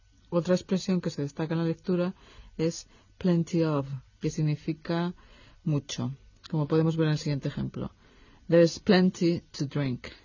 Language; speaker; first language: Spanish; native; Spanish